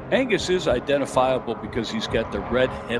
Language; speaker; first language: English; native; English